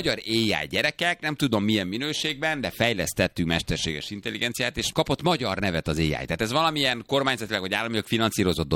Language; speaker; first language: Hungarian; native; Hungarian